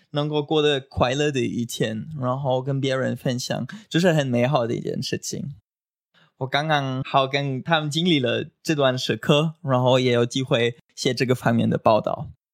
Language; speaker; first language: Chinese; non-native, fluent; German